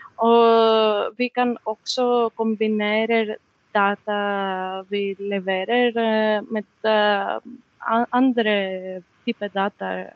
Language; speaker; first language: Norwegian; non-native, fluent; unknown